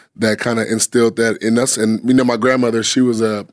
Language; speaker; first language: English; native; English